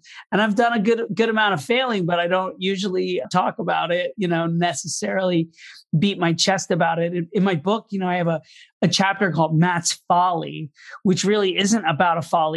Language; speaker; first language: English; native; English